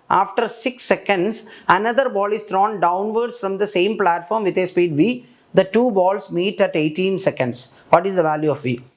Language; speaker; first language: English; non-native, local second language; Malayalam